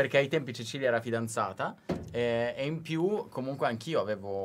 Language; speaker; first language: Italian; native; Italian